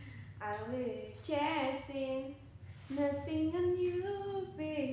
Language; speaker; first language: English; non-native, learner; Indonesian